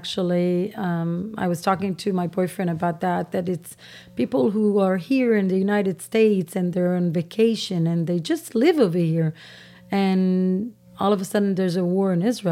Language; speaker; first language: English; non-native, fluent; Persian